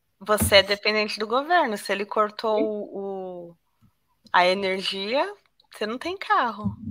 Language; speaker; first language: Portuguese; native; Portuguese